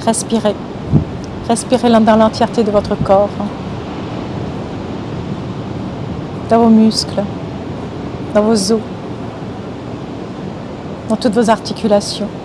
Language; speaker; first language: French; native; French